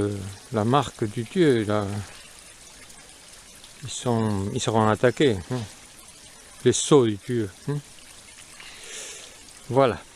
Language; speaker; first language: French; non-native, fluent; Spanish